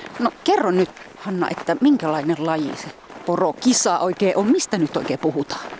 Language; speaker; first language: Finnish; native; Finnish